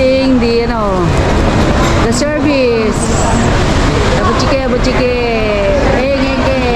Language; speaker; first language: English; non-native, local second language; Filipino